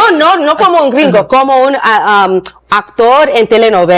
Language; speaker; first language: Spanish; non-native, learner; English